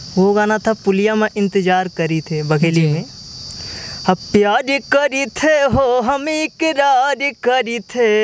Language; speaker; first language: Hindi; native; Hindi